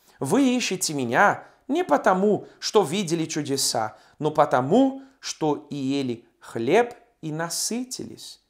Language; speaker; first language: Russian; non-native, fluent; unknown